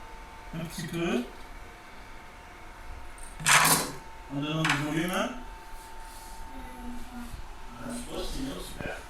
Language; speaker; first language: French; native; French